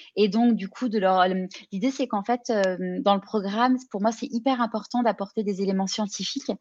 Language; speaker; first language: French; native; French